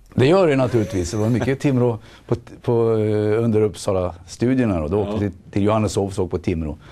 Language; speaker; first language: Swedish; native; Swedish